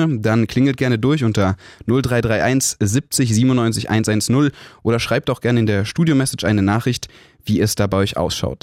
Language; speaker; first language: German; native; German